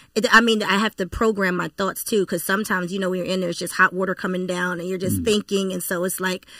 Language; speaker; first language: English; native; English